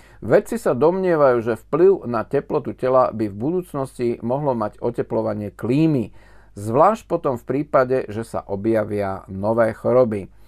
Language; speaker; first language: Slovak; native; Slovak